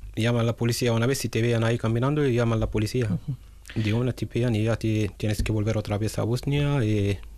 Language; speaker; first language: Spanish; non-native, fluent; Arabic